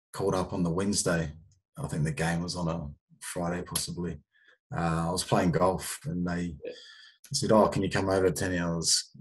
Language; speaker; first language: English; native; English